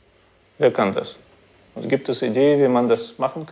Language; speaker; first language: German; non-native, fluent; Russian